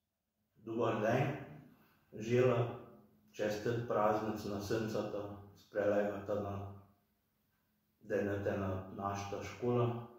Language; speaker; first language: Bulgarian; early bilingual, heritage; Bulgarian